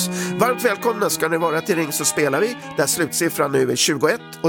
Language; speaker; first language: Swedish; native; Swedish